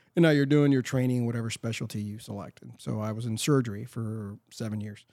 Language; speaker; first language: English; early bilingual, other home language; Spanish